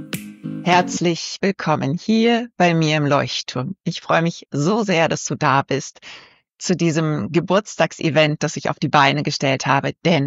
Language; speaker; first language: German; native; German